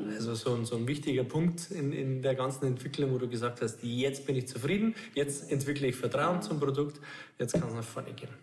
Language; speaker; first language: German; native; German